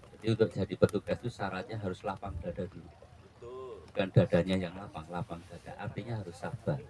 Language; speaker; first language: Indonesian; non-native, local second language; Javanese